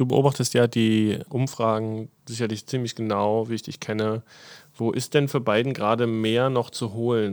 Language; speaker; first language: German; native; German